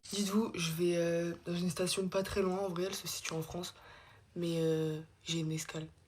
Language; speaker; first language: French; native; French